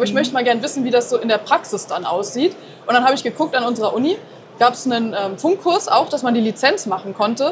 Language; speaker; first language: German; native; German